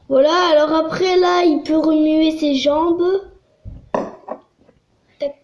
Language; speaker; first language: French; native; French